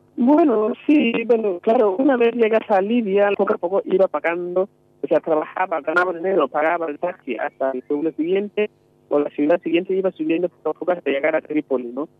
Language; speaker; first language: Spanish; non-native, fluent; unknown